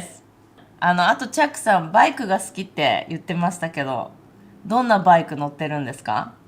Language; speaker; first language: Japanese; native; Japanese